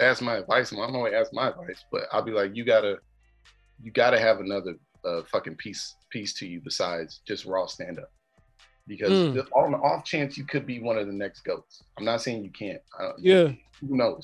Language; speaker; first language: English; native; English